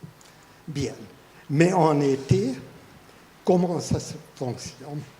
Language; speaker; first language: French; non-native, fluent; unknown